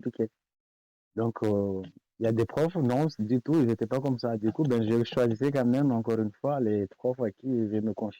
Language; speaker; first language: French; non-native, local second language; Comorian